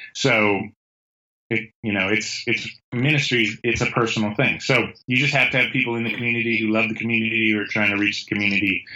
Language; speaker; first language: English; native; English